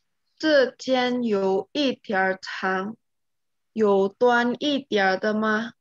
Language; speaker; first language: Chinese; non-native, learner; Indonesian